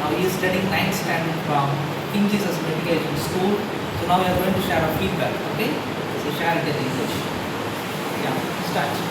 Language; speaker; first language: English; non-native, local second language; Tamil